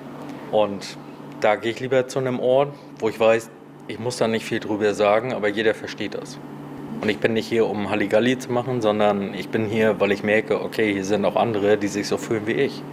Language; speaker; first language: German; native; German